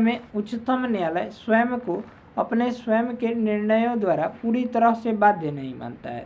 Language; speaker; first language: Hindi; native; Hindi